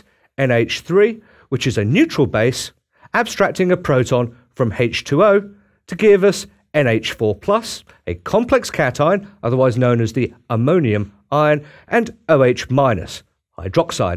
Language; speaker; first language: English; native; English